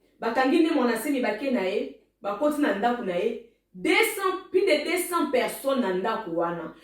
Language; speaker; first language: Lingala; non-native, local second language; Luba-Lulua